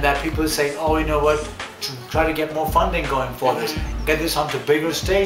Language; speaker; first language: English; native; English